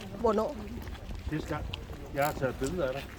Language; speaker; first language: Danish; native; Danish